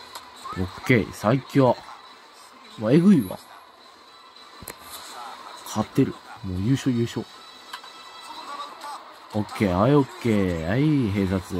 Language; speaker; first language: Japanese; native; Japanese